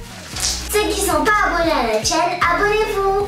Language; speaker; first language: French; early bilingual, other home language; Russian